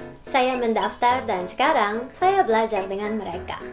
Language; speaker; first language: Indonesian; non-native, learner; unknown